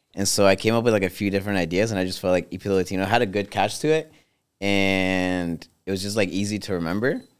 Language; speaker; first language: English; early bilingual, other home language; Spanish